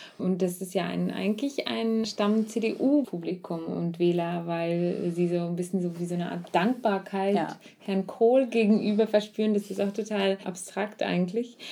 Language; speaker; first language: German; early bilingual, other home language; Russian